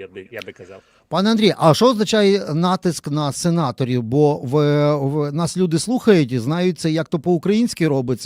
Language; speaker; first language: Ukrainian; native; Ukrainian